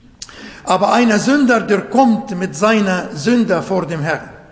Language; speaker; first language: German; non-native, learner; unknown